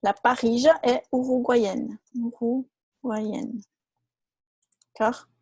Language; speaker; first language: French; non-native, fluent; Portuguese